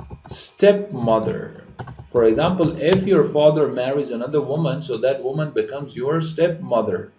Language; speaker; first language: English; non-native, fluent; Persian